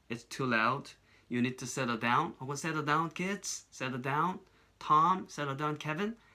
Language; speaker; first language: English; non-native, fluent; Korean